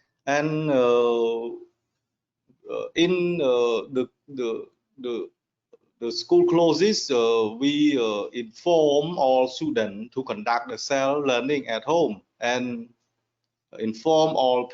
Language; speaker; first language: English; non-native, learner; Khmer